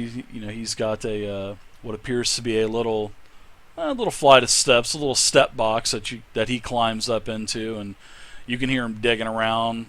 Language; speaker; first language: English; native; English